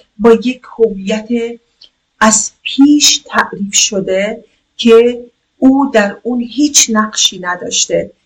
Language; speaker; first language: Persian; non-native, local second language; Kurdish